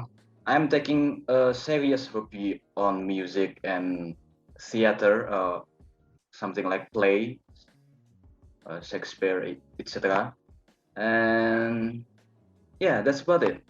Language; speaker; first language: English; non-native, learner; Indonesian